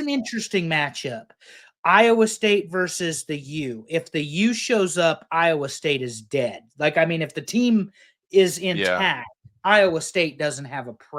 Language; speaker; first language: English; native; English